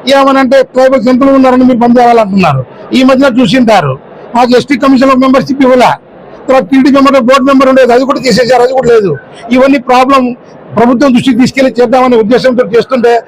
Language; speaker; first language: Telugu; non-native, local second language; Lambadi